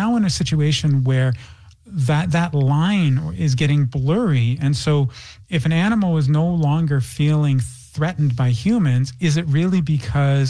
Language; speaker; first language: English; native; English